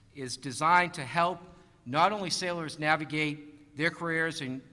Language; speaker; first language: English; native; English